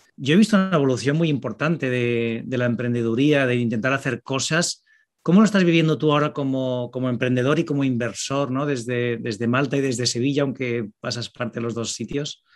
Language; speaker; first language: Spanish; native; Spanish